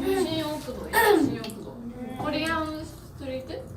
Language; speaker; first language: Korean; non-native, fluent; Japanese